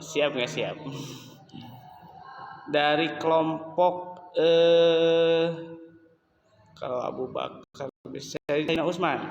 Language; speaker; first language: Indonesian; native; Indonesian